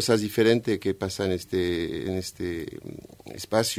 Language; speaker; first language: Spanish; non-native, fluent; French